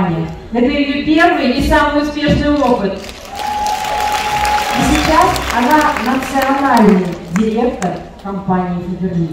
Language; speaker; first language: Russian; native; Russian